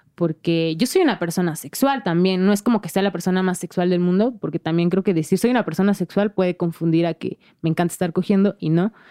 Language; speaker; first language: Spanish; native; Spanish